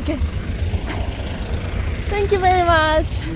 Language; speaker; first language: English; non-native, fluent; Korean